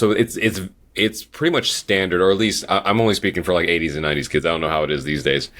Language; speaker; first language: English; native; English